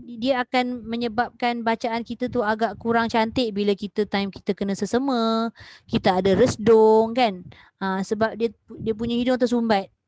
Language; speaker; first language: Malay; native; Malay